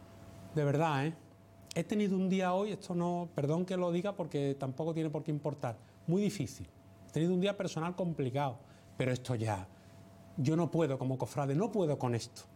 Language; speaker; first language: Spanish; native; Spanish